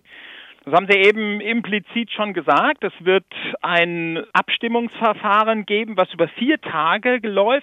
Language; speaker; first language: German; native; German